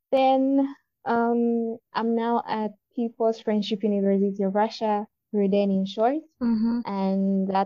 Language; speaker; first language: English; non-native, local second language; Bemba